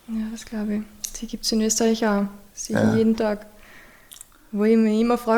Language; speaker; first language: German; native; German